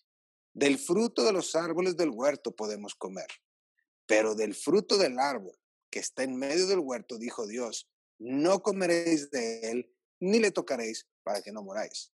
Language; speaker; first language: Spanish; native; Spanish